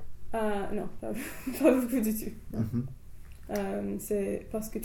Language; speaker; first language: French; non-native, learner; English